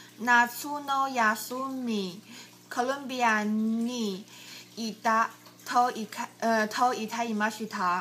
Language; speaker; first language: Japanese; non-native, learner; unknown